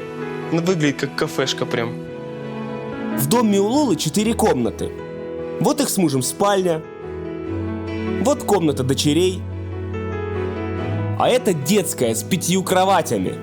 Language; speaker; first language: Russian; native; Russian